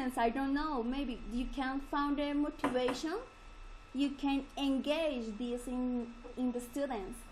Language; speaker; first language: English; non-native, learner; Spanish